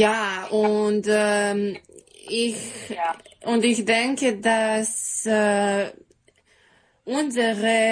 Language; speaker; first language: German; non-native, learner; Serbian